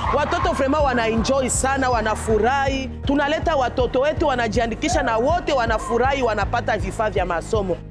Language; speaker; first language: Swahili; native; Swahili